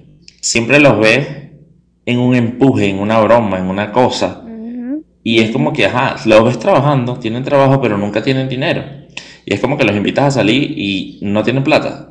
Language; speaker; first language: Spanish; native; Spanish